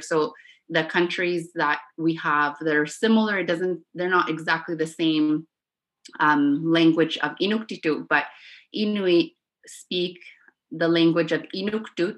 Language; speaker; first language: English; non-native, fluent; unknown